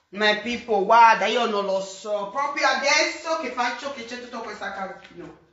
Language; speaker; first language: Italian; non-native, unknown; Bini